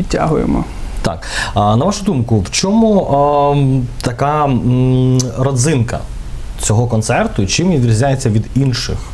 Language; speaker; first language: Ukrainian; native; Ukrainian